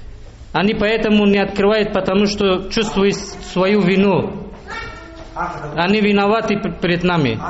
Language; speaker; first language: Russian; early bilingual, other home language; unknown